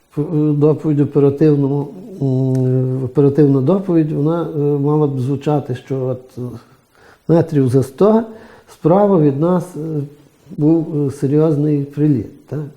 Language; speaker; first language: Ukrainian; native; Ukrainian